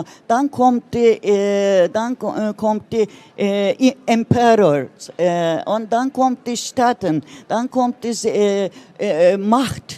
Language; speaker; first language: German; non-native, learner; Turkish